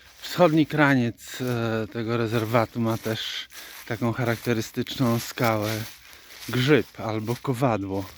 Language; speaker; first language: Polish; native; Polish